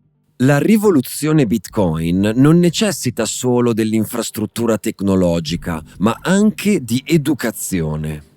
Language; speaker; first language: Italian; native; Italian